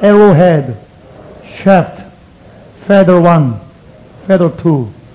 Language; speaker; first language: English; non-native, fluent; Korean